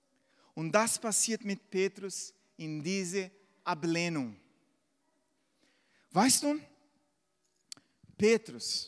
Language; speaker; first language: German; non-native, fluent; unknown